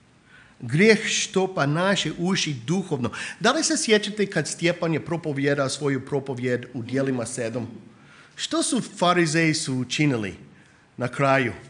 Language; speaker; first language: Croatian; non-native, fluent; English